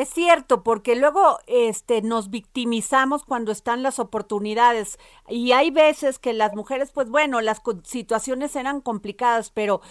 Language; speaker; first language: Spanish; native; Spanish